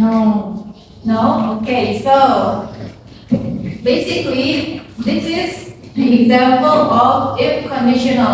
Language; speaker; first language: English; non-native, fluent; Indonesian